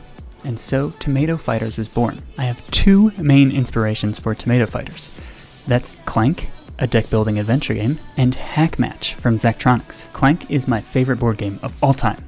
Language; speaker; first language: English; native; English